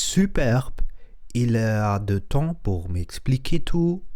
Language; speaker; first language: French; non-native, learner; Spanish